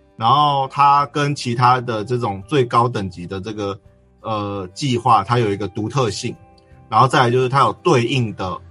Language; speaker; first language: Chinese; native; Chinese